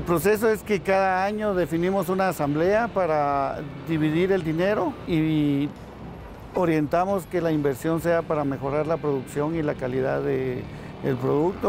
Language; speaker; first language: Spanish; native; Spanish